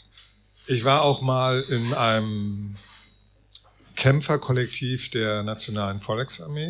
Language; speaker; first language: German; native; German